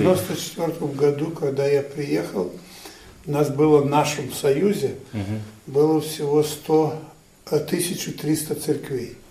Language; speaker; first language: Russian; non-native, fluent; Ukrainian